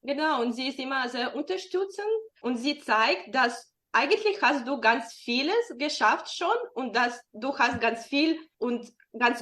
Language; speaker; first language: German; non-native, fluent; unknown